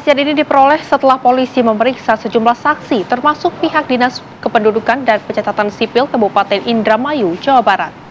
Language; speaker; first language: Indonesian; native; Indonesian